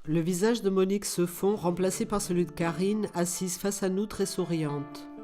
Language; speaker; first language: French; native; French